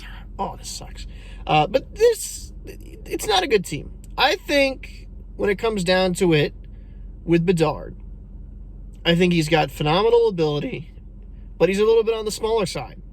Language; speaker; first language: English; native; English